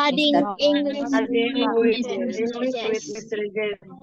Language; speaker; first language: English; non-native, learner; Indonesian